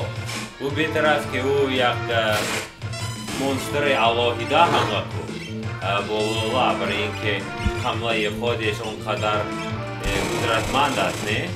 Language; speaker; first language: Persian; non-native, learner; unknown